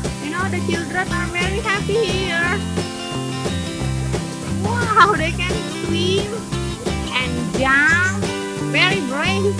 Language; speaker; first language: English; non-native, local second language; Indonesian